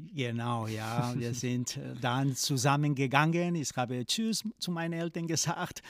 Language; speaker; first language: German; non-native, fluent; Spanish